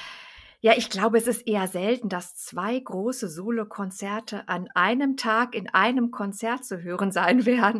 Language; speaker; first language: German; native; German